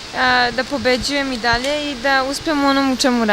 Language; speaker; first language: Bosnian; early bilingual, other home language; Serbian